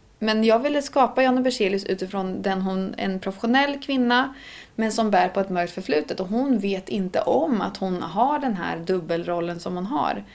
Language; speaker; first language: Swedish; native; Swedish